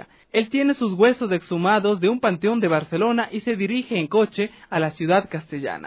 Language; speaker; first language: Spanish; native; Spanish